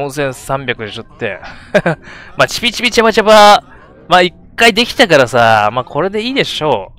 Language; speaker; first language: Japanese; native; Japanese